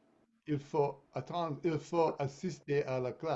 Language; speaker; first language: French; non-native, fluent; English